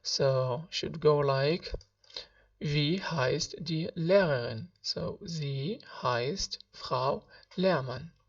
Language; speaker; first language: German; non-native, learner; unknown